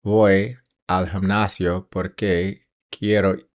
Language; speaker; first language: Spanish; non-native, learner; English